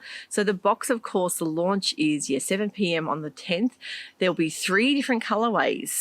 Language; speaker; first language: English; native; English